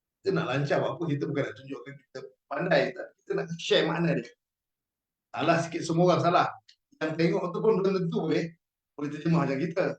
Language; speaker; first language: Malay; native; Malay